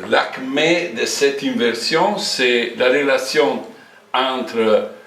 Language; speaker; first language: French; non-native, fluent; Italian